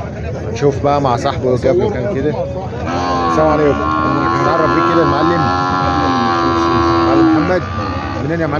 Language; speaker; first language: Arabic; native; Arabic